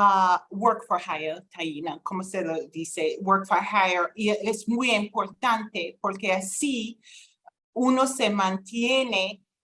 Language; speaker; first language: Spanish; non-native, fluent; English